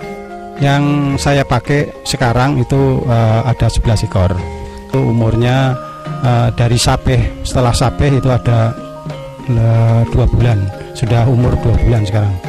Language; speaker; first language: Indonesian; non-native, local second language; Javanese